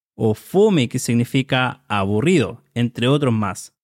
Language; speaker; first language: Spanish; native; Spanish